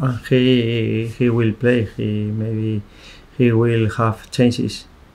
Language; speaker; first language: English; non-native, fluent; Spanish